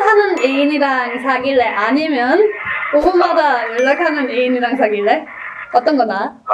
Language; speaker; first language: Korean; non-native, fluent; German